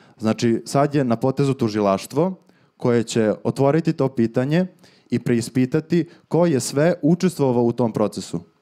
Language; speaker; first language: Serbian; native; Serbian